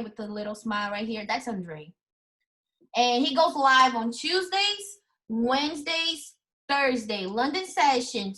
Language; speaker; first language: English; non-native, fluent; Portuguese